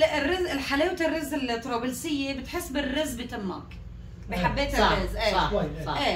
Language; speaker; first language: Arabic; native; Arabic